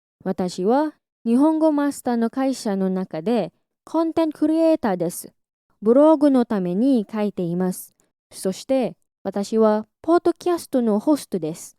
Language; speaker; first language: Japanese; non-native, learner; English